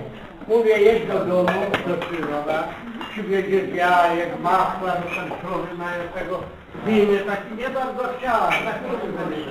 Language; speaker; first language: Polish; native; Polish